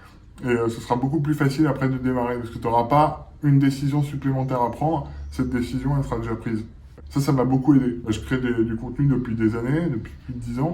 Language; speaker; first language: French; native; French